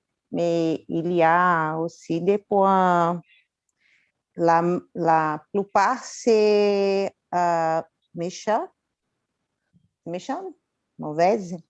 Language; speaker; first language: French; non-native, learner; Portuguese